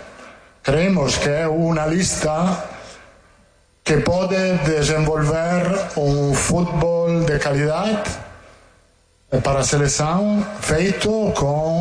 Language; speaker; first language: Portuguese; non-native, learner; Italian